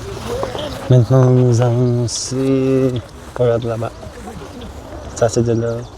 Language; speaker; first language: French; non-native, learner; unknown